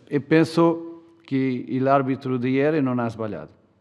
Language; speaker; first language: Italian; non-native, fluent; Portuguese